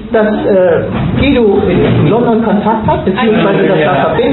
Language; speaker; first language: German; native; German